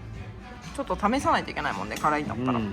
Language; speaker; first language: Japanese; native; Japanese